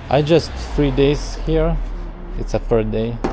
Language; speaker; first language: English; non-native, learner; Lithuanian